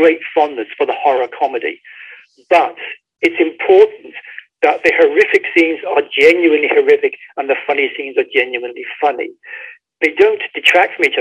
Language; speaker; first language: English; native; English